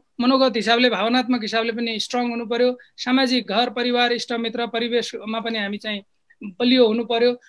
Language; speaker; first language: Nepali; non-native, local second language; Eastern Tamang